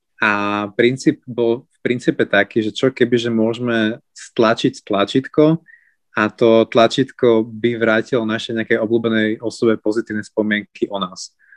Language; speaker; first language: Slovak; native; Slovak